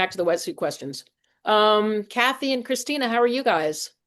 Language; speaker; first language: English; native; English